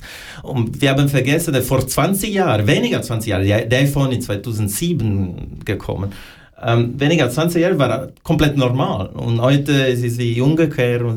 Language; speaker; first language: German; non-native, fluent; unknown